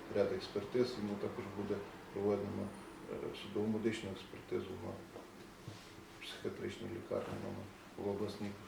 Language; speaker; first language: Ukrainian; native; Ukrainian